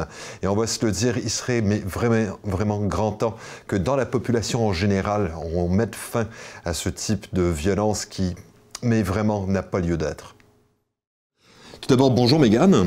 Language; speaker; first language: French; native; French